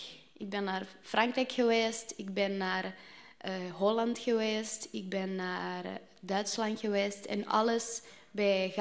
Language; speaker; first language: Dutch; non-native, learner; Spanish